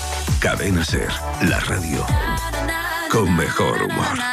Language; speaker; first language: Spanish; native; Spanish